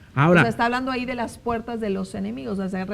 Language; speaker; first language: Spanish; native; Spanish